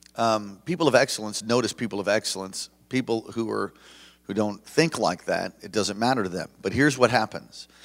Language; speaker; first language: English; native; English